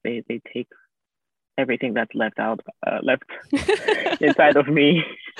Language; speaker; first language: English; non-native, local second language; Akan